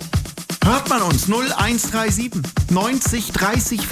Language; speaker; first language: German; native; German